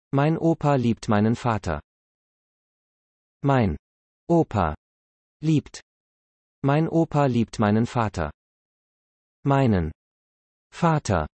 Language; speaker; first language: German; non-native, learner; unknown